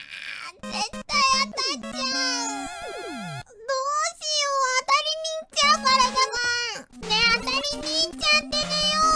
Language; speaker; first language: Japanese; native; Japanese